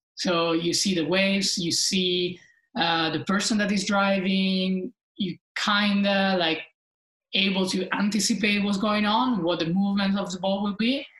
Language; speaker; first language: English; non-native, fluent; Italian